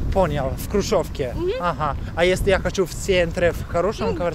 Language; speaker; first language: Russian; non-native, learner; Italian